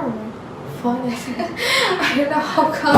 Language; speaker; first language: English; non-native, learner; Turkish